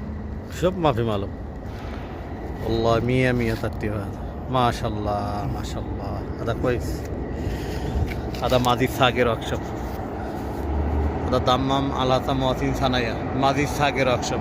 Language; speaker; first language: Arabic; non-native, learner; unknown